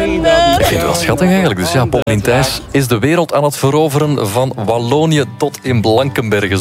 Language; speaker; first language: Dutch; native; Dutch